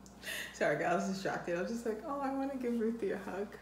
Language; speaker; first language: English; native; English